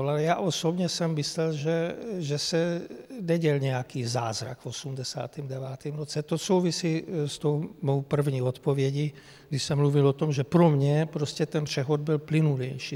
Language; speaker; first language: Czech; non-native, fluent; Hungarian